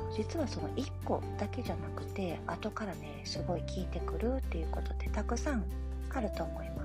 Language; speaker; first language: Japanese; native; Japanese